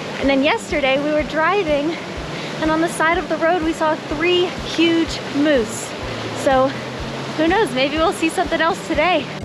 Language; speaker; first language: English; native; English